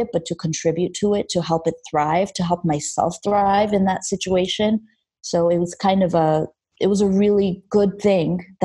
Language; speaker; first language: English; early bilingual, other home language; Armenian